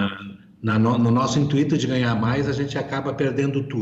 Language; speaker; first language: Portuguese; native; Portuguese